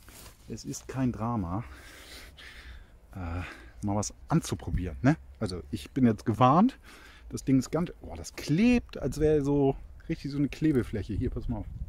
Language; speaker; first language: German; native; German